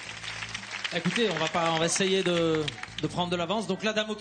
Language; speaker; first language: French; native; French